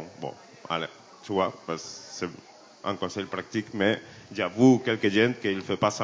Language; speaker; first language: French; non-native, learner; Spanish